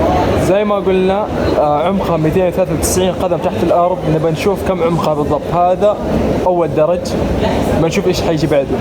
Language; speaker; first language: Arabic; native; Arabic